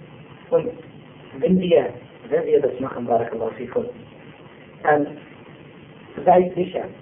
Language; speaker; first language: German; non-native, fluent; Turkish